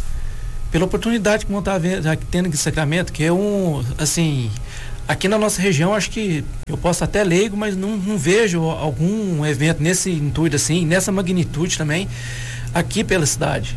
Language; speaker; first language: Portuguese; native; Portuguese